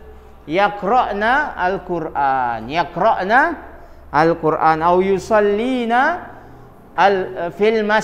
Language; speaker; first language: Arabic; non-native, fluent; Indonesian